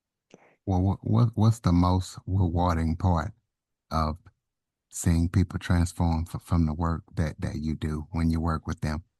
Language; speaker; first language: English; native; English